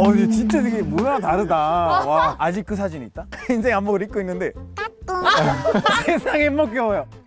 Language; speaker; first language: Korean; non-native, fluent; Spanish